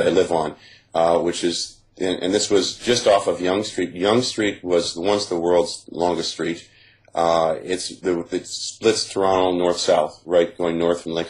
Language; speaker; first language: English; native; English